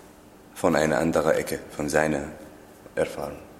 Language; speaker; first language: German; non-native, fluent; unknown